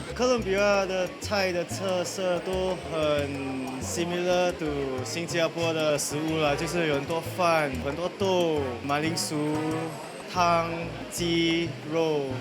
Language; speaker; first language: Chinese; native; Chinese